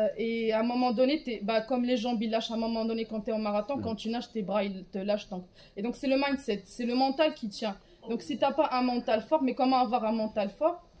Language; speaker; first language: French; non-native, local second language; Arabic